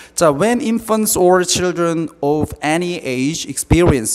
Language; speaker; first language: English; non-native, fluent; Korean